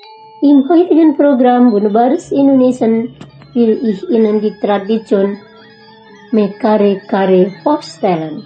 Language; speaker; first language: German; non-native, fluent; Indonesian